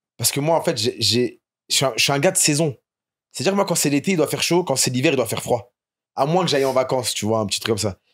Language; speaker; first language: French; native; French